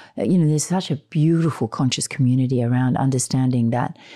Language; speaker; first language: English; native; English